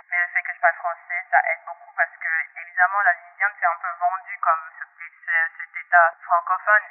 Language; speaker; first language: French; non-native, local second language; English